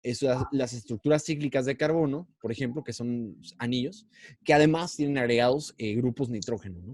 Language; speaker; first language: Spanish; native; Spanish